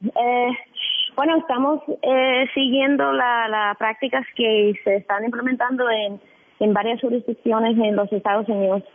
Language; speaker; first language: Spanish; non-native, fluent; English